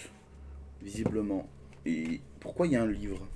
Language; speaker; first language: French; native; French